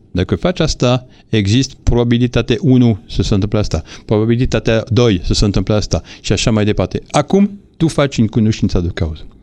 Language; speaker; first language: Romanian; non-native, fluent; French